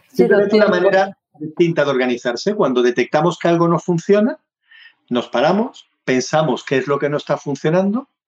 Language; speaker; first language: Spanish; native; Spanish